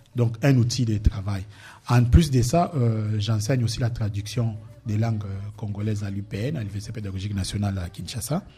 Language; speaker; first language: French; non-native, local second language; Lingala